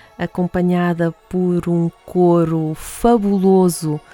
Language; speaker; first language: Portuguese; native; Portuguese